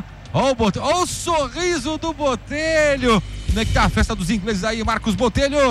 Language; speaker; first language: Portuguese; native; Portuguese